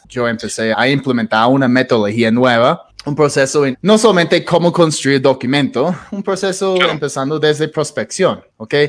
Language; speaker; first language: Spanish; non-native, fluent; English